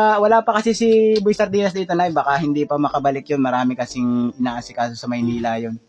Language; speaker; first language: Filipino; non-native, local second language; Cebuano